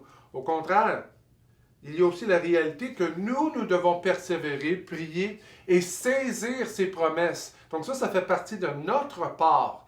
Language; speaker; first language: French; native; French